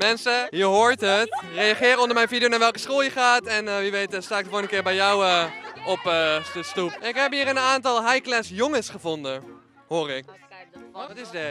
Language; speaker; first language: Dutch; native; Dutch